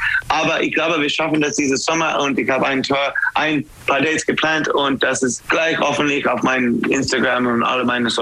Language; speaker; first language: German; non-native, fluent; English